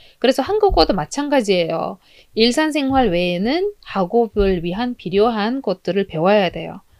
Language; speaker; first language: Korean; non-native, fluent; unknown